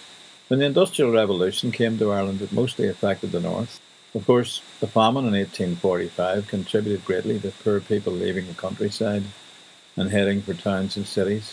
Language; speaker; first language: English; native; English